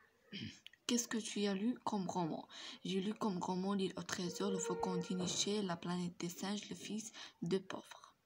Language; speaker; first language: French; non-native, local second language; Arabic